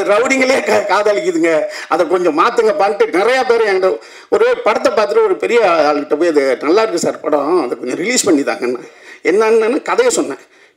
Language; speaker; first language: Tamil; native; Tamil